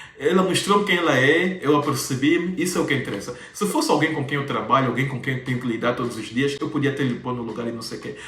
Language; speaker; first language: Portuguese; native; Portuguese